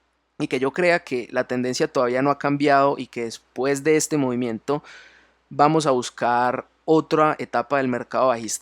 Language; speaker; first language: Spanish; native; Spanish